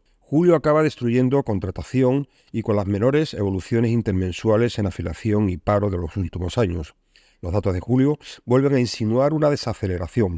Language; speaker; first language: Spanish; native; Spanish